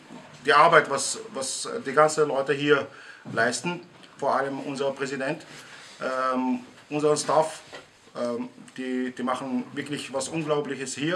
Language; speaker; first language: German; early bilingual, other home language; Arabic